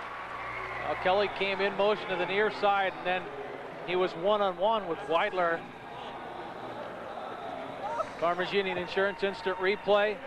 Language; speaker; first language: English; native; English